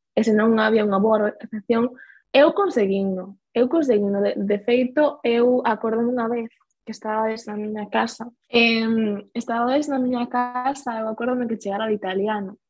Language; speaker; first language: Galician; non-native, local second language; Spanish